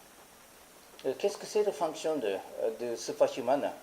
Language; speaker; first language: French; non-native, learner; Japanese